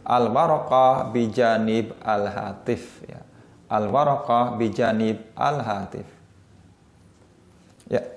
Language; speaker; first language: Arabic; non-native, fluent; Indonesian